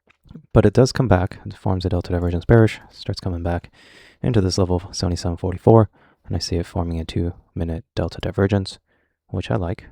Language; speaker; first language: English; native; English